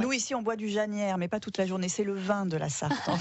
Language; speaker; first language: French; native; French